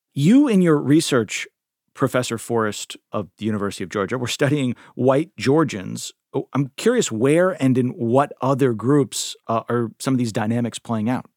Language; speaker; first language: English; native; English